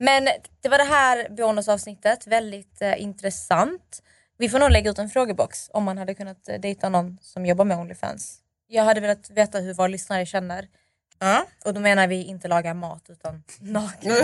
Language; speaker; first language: Swedish; native; Swedish